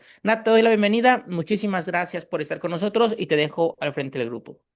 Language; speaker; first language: Spanish; native; Spanish